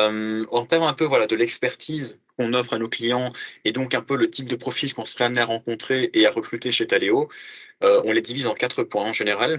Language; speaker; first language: French; native; French